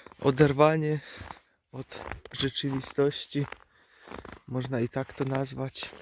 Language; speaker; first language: Polish; native; Polish